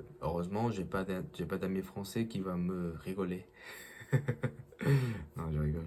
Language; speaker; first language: French; non-native, learner; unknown